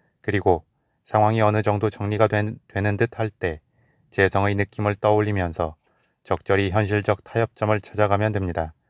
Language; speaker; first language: Korean; native; Korean